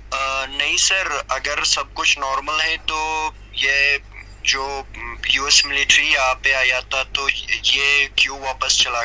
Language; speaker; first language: Hindi; non-native, fluent; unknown